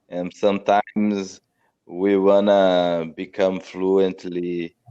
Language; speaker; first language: English; non-native, learner; Portuguese